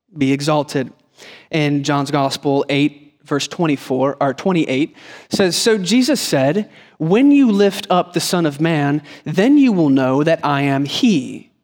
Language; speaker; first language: English; native; English